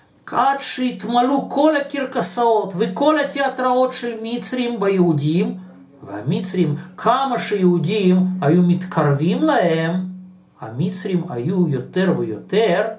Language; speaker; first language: Hebrew; non-native, fluent; Russian